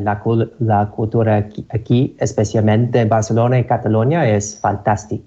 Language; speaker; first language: Catalan; non-native, learner; English